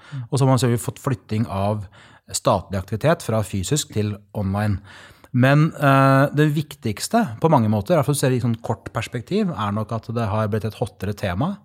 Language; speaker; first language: Norwegian; native; Norwegian